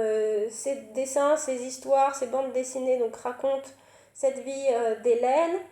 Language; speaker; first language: French; native; French